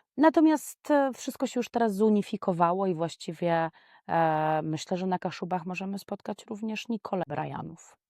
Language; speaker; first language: Polish; native; Polish